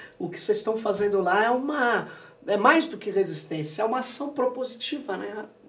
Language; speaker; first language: Portuguese; native; Portuguese